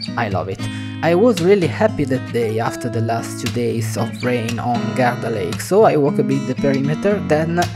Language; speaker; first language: English; non-native, fluent; Italian